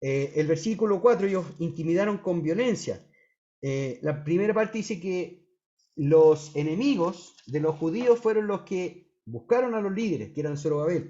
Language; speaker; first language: Spanish; native; Spanish